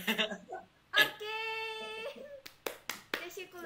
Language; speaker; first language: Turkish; non-native, learner; Indonesian